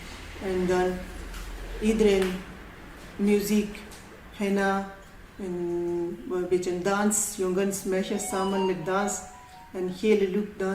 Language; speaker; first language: Dutch; non-native, learner; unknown